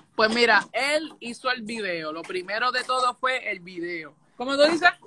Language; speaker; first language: Spanish; native; Spanish